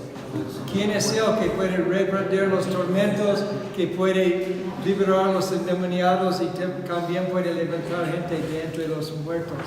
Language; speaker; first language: Spanish; non-native, fluent; English